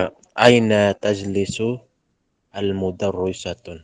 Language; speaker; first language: Arabic; non-native, learner; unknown